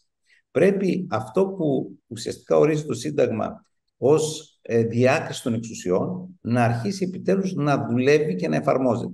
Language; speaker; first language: Greek; native; Greek